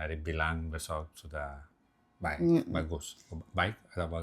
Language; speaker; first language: Indonesian; non-native, learner; Catalan